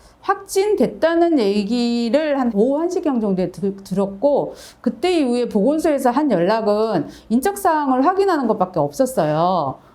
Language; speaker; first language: Korean; native; Korean